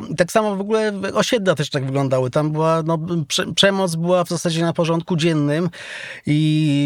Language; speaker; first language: Polish; native; Polish